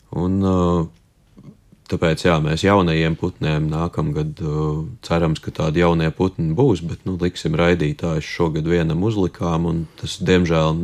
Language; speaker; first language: Latvian; native; Latvian